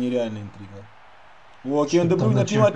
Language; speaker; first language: Russian; native; Russian